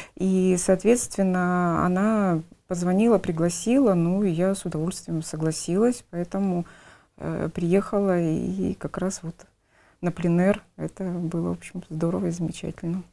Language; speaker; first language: Russian; native; Russian